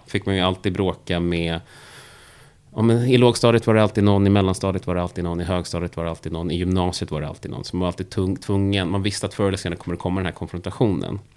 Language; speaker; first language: Swedish; native; Swedish